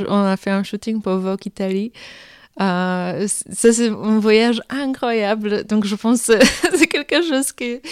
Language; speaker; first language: French; non-native, fluent; Polish